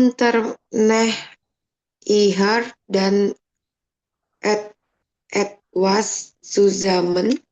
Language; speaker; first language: German; non-native, learner; Indonesian